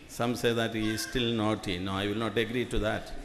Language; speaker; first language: English; non-native, local second language; Malayalam